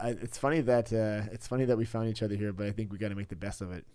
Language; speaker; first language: English; native; English